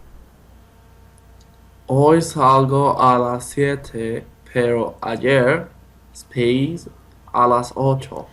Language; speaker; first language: Spanish; non-native, learner; English